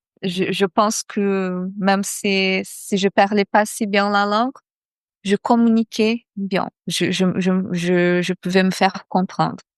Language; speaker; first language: French; non-native, fluent; Portuguese